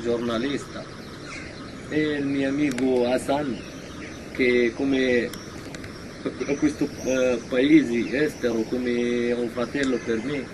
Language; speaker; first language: Italian; non-native, learner; Arabic